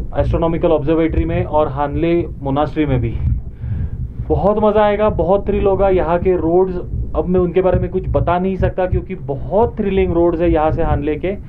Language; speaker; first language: Hindi; non-native, local second language; Marathi